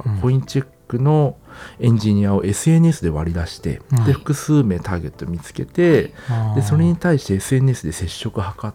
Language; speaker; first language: Japanese; native; Japanese